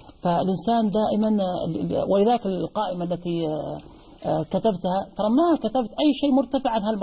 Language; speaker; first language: Arabic; native; Arabic